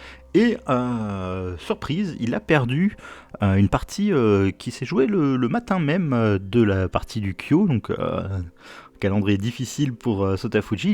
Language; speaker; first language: French; native; French